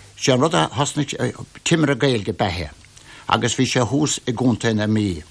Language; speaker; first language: Irish; native; Irish